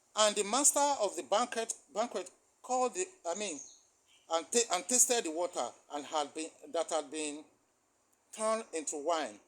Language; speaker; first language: English; non-native, local second language; Yoruba